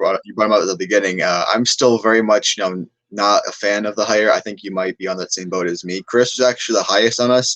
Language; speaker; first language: English; native; English